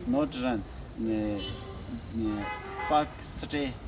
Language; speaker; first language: English; non-native, learner; Tibetan